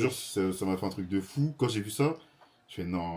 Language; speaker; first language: French; native; French